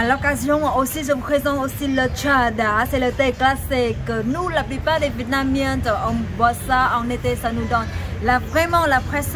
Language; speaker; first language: French; non-native, learner; Vietnamese